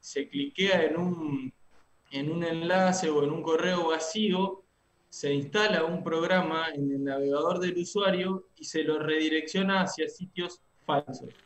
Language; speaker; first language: Spanish; native; Spanish